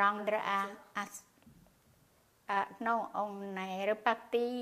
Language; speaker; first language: French; non-native, learner; Khmer